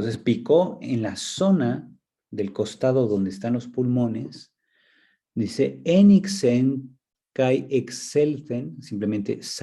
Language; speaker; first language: Spanish; native; Spanish